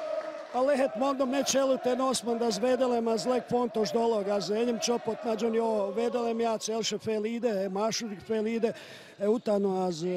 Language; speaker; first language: Hungarian; non-native, learner; Russian